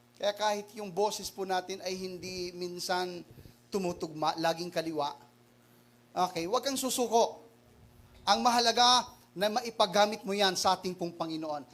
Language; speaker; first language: Filipino; non-native, local second language; Waray